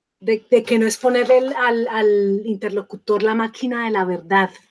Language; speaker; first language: Catalan; non-native, fluent; Spanish